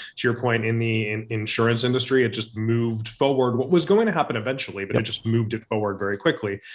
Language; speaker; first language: English; native; English